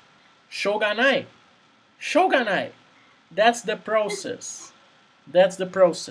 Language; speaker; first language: English; non-native, fluent; Portuguese